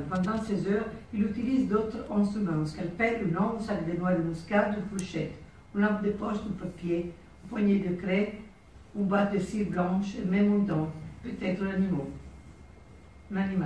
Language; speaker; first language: French; non-native, fluent; Italian